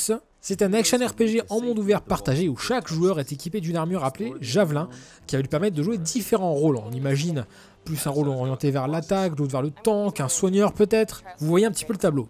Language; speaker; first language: French; native; French